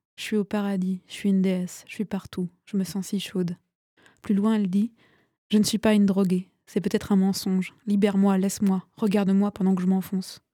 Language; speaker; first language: French; native; French